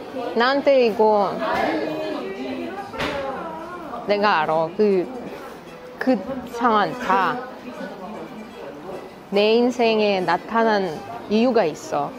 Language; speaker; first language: Korean; non-native, learner; Russian